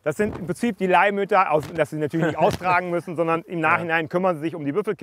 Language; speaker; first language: German; native; German